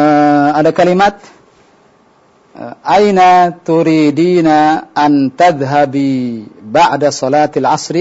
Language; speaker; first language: Arabic; non-native, fluent; Indonesian